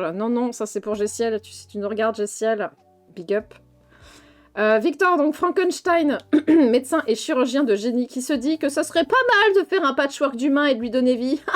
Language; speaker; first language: French; native; French